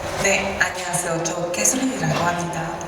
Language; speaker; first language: Korean; non-native, learner; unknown